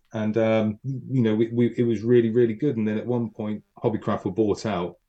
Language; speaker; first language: English; native; English